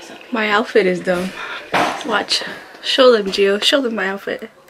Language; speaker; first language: English; early bilingual, other home language; Spanish